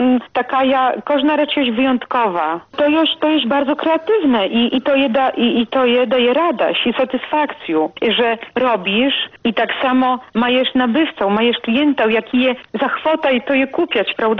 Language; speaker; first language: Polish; non-native, local second language; Belarusian